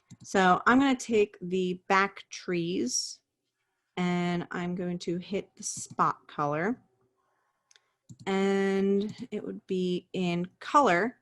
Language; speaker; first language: English; native; English